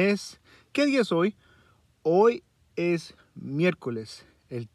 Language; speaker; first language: Spanish; early bilingual, heritage; Spanish